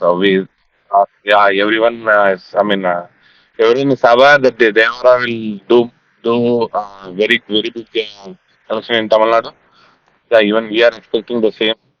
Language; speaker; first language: English; non-native, local second language; Tamil